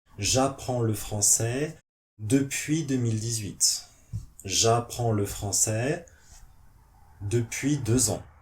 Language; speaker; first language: French; native; French